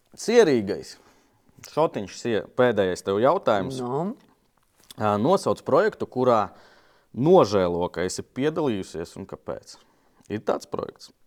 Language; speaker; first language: Latvian; non-native, local second language; Russian